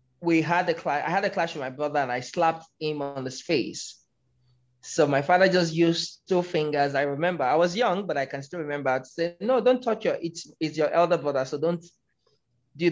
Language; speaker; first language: English; non-native, local second language; Yoruba